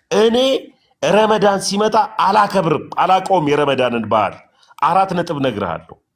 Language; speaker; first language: Amharic; non-native, local second language; Oromo